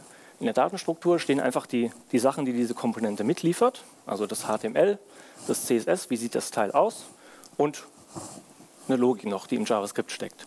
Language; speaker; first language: German; native; German